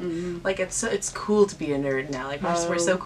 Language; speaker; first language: English; native; English